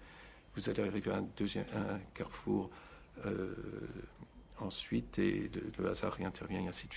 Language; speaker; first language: French; native; French